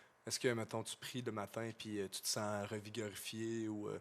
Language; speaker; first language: French; native; French